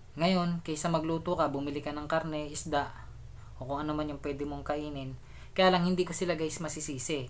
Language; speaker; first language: Filipino; native; Filipino